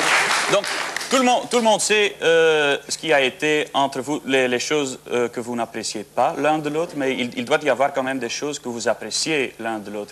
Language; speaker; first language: French; non-native, fluent; Dutch